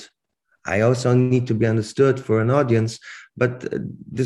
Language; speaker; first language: English; non-native, fluent; Swiss German